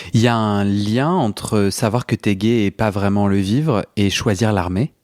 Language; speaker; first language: French; native; French